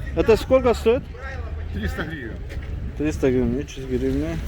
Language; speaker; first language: Russian; non-native, learner; Turkish